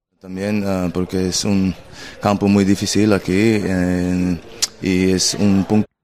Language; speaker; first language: Spanish; non-native, learner; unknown